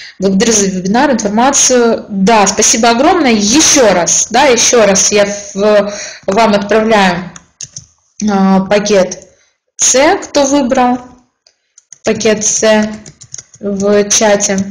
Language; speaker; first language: Russian; native; Russian